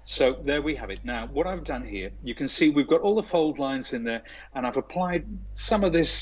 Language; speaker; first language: English; native; English